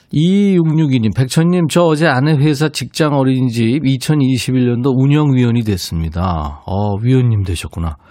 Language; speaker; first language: Korean; native; Korean